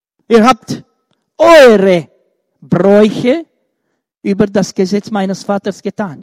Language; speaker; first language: German; non-native, fluent; Romanian